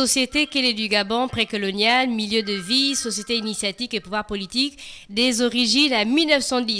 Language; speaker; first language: French; native; French